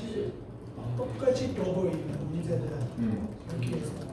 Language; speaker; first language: Korean; non-native, fluent; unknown